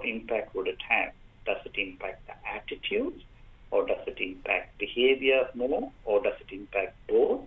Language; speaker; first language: English; non-native, local second language; Tamil